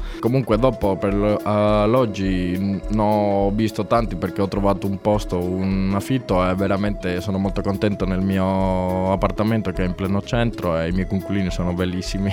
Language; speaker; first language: Italian; non-native, learner; Spanish